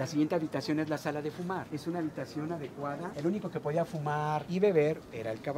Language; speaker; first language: Spanish; native; Spanish